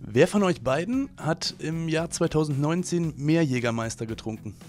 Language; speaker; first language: German; native; German